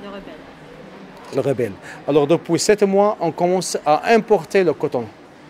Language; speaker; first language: French; non-native, learner; Arabic